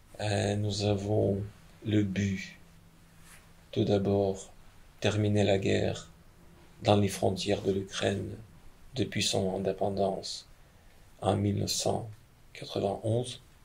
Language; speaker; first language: French; non-native, fluent; Ukrainian